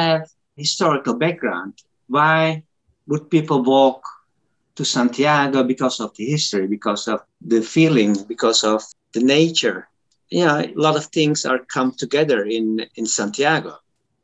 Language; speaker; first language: English; non-native, fluent; Turkish